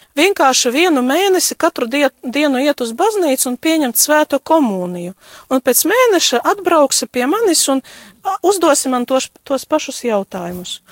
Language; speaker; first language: Latvian; non-native, local second language; Russian